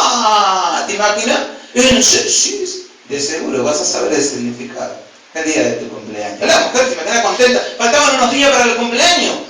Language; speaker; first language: Spanish; native; Spanish